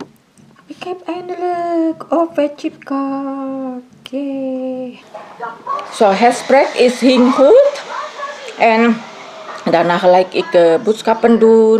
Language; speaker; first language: Dutch; non-native, learner; Indonesian